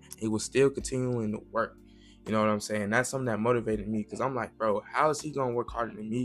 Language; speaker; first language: English; native; English